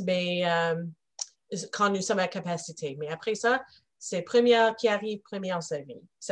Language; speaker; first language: French; non-native, local second language; English